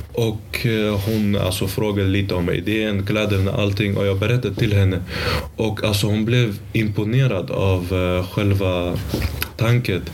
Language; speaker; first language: Swedish; early bilingual, other home language; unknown